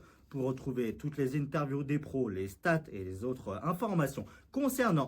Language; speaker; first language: French; native; French